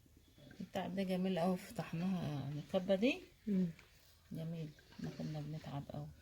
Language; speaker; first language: Arabic; native; Arabic